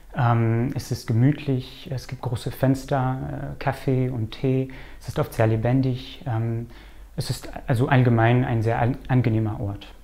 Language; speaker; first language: German; non-native, fluent; French